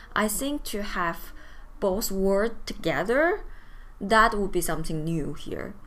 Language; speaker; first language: English; non-native, fluent; Chinese